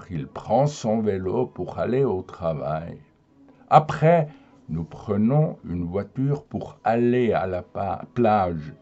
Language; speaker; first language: French; non-native, fluent; German